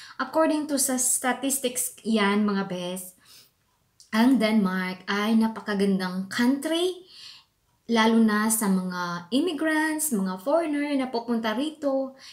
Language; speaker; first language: Filipino; native; Filipino